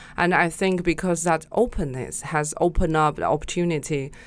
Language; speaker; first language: English; non-native, fluent; Chinese